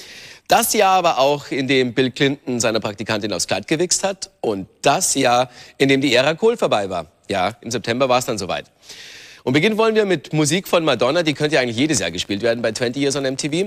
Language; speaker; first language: German; native; German